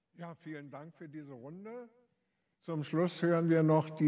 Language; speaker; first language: German; native; German